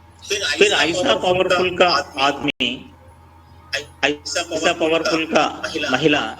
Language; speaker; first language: Hindi; non-native, local second language; Telugu